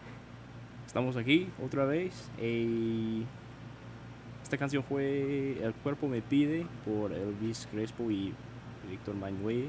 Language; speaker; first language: Spanish; non-native, learner; English